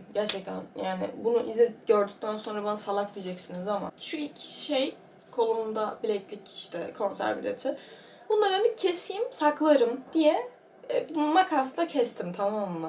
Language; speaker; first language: Turkish; native; Turkish